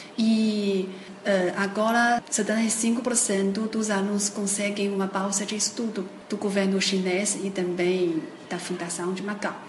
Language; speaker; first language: Portuguese; non-native, fluent; Chinese